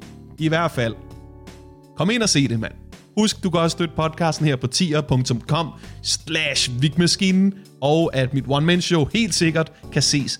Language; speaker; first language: Danish; native; Danish